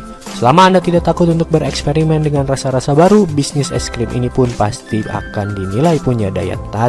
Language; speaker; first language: Indonesian; native; Indonesian